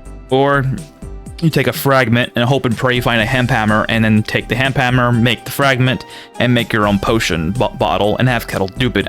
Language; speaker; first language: English; native; English